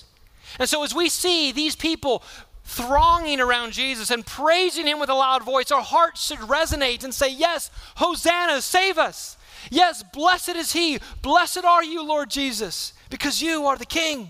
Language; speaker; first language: English; native; English